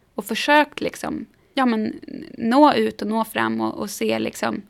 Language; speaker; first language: Swedish; native; Swedish